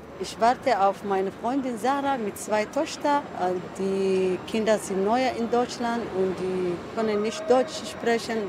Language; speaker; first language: German; non-native, learner; Somali